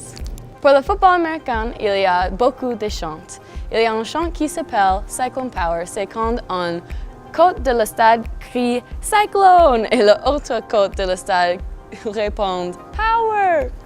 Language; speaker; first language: French; non-native, learner; English